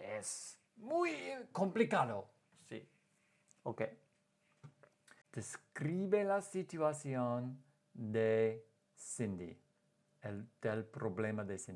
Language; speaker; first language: Spanish; non-native, fluent; English